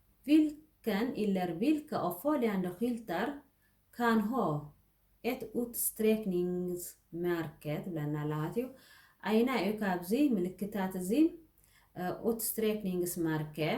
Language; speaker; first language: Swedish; non-native, learner; Tigrinya